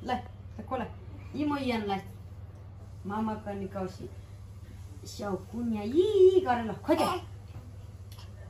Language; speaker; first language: Chinese; non-native, learner; Nepali